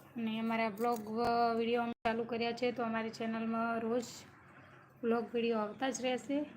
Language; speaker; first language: Gujarati; native; Gujarati